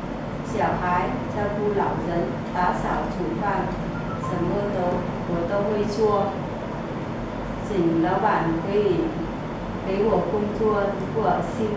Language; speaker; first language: Chinese; non-native, learner; Vietnamese